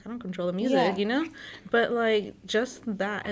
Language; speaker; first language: English; native; English